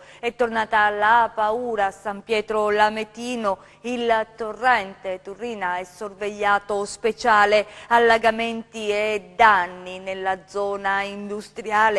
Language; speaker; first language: Italian; native; Italian